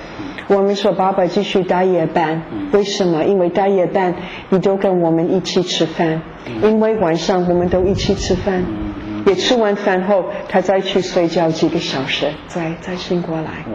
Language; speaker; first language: Chinese; non-native, fluent; English